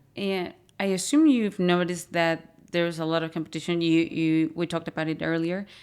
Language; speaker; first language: English; non-native, fluent; Spanish